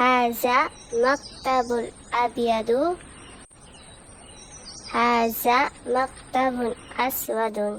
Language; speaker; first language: Arabic; non-native, learner; Urdu